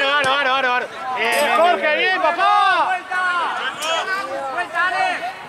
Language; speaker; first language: Spanish; native; Spanish